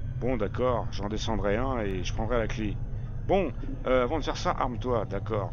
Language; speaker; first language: French; native; French